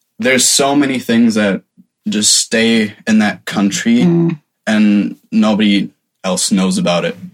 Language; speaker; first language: English; non-native, fluent; German